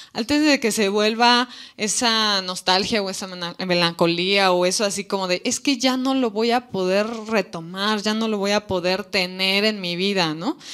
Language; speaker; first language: Spanish; native; Spanish